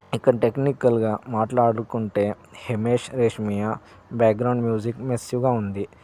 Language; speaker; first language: Telugu; non-native, learner; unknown